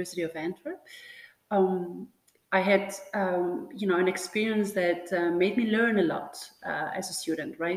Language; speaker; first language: English; non-native, fluent; Albanian